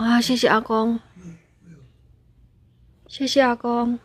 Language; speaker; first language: Chinese; non-native, learner; Javanese